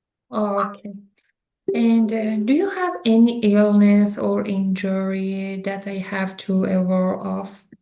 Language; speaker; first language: English; non-native, learner; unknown